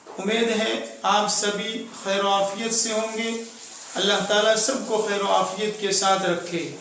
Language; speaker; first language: Urdu; non-native, local second language; Gujarati